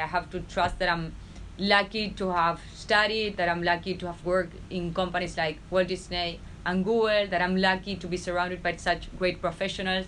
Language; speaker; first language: English; non-native, fluent; Spanish